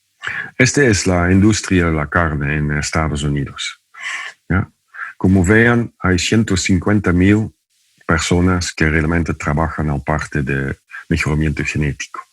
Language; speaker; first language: Spanish; non-native, fluent; Dutch